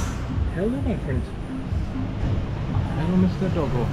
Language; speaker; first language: English; non-native, fluent; German